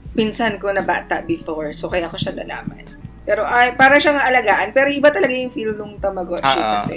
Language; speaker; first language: Filipino; native; Filipino